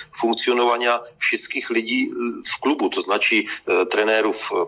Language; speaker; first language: Polish; non-native, learner; Czech